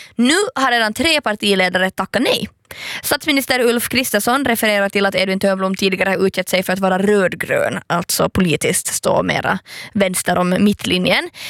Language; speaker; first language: Swedish; native; Swedish